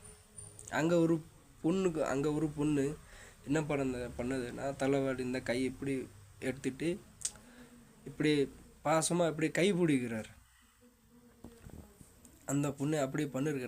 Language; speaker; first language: Tamil; non-native, fluent; Nepali